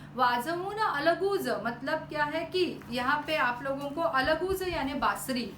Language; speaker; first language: Hindi; non-native, local second language; Marathi